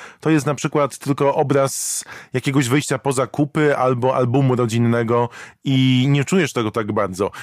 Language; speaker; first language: Polish; native; Polish